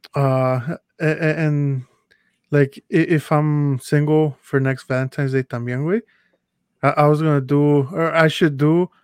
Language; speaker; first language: English; early bilingual, other home language; Spanish